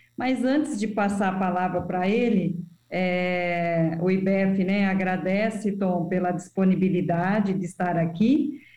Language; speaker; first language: Portuguese; native; Portuguese